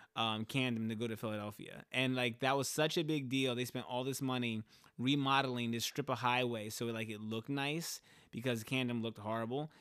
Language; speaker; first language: English; early bilingual, other home language; Spanish